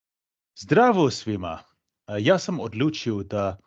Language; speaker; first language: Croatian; non-native, fluent; English